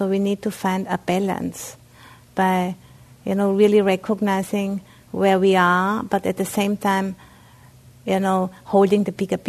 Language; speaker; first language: English; non-native, fluent; German